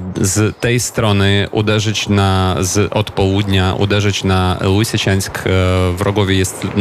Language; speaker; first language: Polish; non-native, fluent; Ukrainian